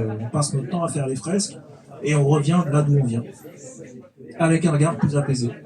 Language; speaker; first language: French; native; French